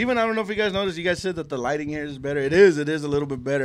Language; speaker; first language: English; early bilingual, other home language; Spanish